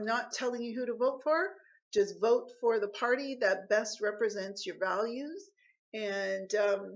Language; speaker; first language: English; native; English